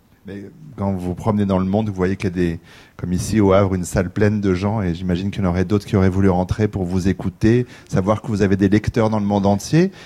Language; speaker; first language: French; native; French